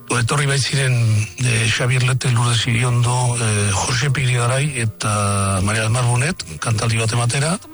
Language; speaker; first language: Basque; non-native, local second language; Spanish